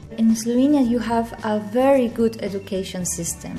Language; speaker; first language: English; non-native, fluent; Spanish